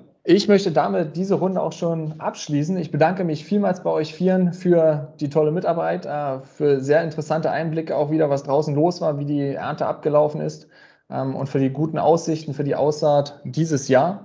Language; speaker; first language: German; native; German